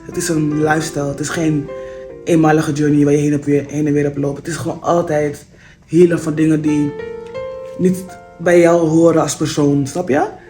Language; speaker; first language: Dutch; native; Dutch